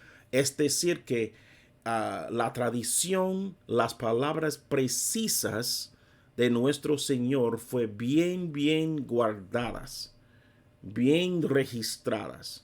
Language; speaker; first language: Spanish; non-native, fluent; English